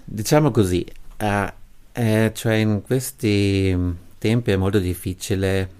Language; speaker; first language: Italian; non-native, local second language; German